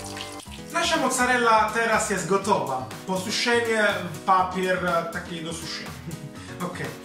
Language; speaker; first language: Polish; non-native, learner; Italian